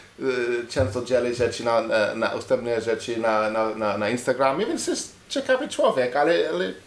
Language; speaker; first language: Polish; non-native, learner; English